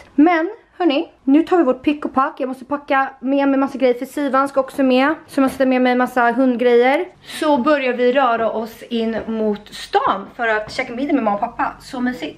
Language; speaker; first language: Swedish; native; Swedish